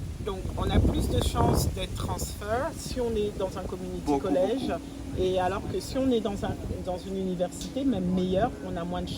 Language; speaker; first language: French; native; French